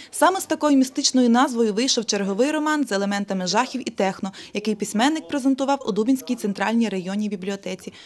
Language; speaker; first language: Ukrainian; native; Ukrainian